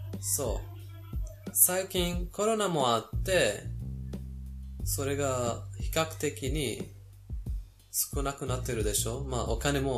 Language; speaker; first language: Japanese; non-native, fluent; Persian